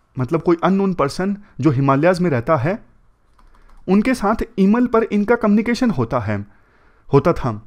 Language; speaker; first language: Hindi; native; Hindi